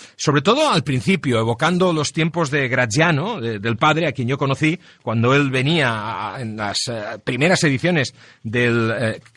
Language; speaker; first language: Spanish; non-native, local second language; Catalan